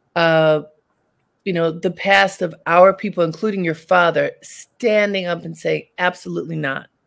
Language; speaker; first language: English; native; English